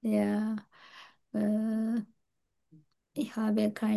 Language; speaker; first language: German; non-native, learner; Turkish